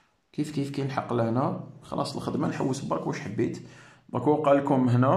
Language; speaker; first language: Arabic; native; Arabic